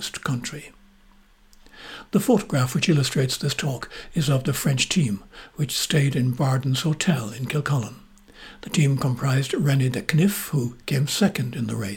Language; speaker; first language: English; native; English